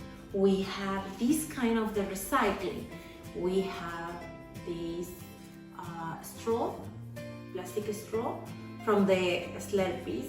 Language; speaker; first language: English; non-native, learner; Spanish